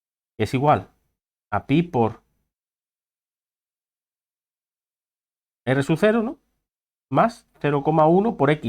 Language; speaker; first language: Spanish; native; Spanish